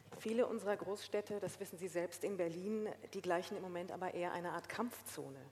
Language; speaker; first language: German; native; German